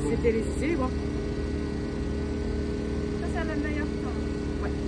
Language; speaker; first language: French; non-native, learner; Dutch